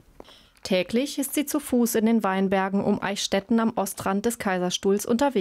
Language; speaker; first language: German; native; German